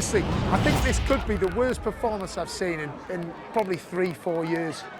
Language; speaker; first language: English; native; English